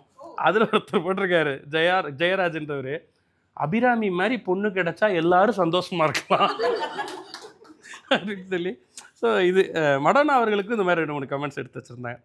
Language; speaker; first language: Tamil; native; Tamil